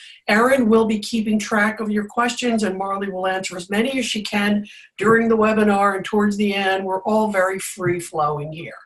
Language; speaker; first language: English; native; English